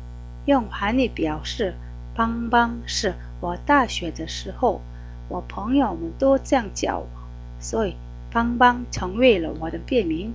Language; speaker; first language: Chinese; non-native, fluent; Korean